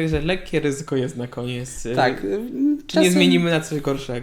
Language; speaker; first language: Polish; native; Polish